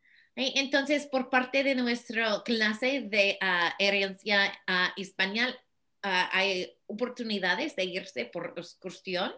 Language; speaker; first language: Spanish; non-native, fluent; English